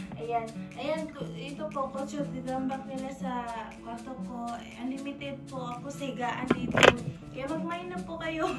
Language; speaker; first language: Filipino; non-native, local second language; Cebuano